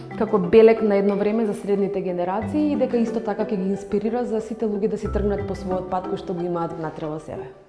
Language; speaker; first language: Macedonian; native; Macedonian